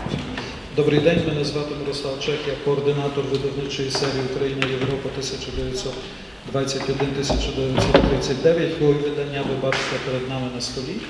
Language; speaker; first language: Ukrainian; native; Ukrainian